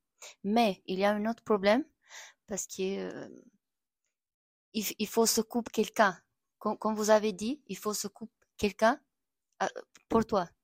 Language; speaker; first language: French; non-native, learner; Albanian